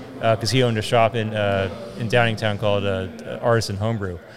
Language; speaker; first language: English; native; English